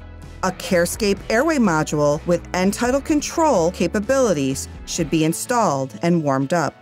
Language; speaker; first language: English; native; English